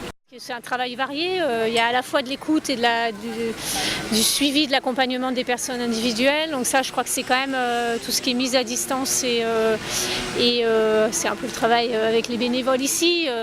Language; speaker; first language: French; native; French